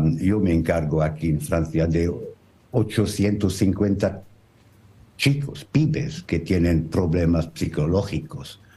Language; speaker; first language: Spanish; non-native, learner; French